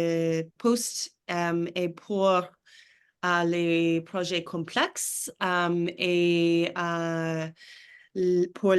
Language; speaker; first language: French; non-native, learner; English